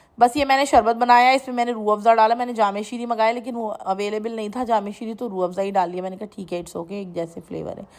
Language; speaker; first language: Urdu; native; Urdu